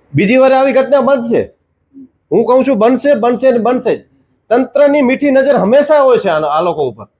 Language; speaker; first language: Gujarati; native; Gujarati